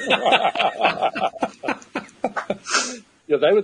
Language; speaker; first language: English; native; English